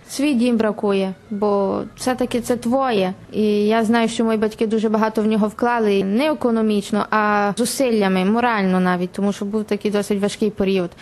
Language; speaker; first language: Ukrainian; native; Ukrainian